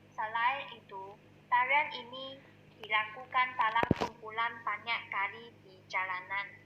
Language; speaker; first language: Malay; non-native, local second language; Chinese